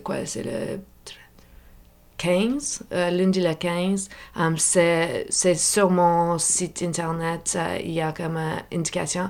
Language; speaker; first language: French; non-native, local second language; English